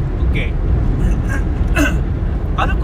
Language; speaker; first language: Indonesian; non-native, learner; Japanese